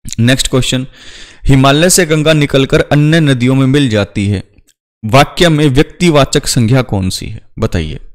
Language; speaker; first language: Hindi; native; Hindi